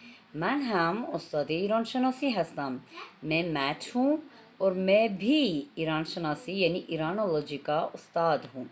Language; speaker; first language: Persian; non-native, fluent; Urdu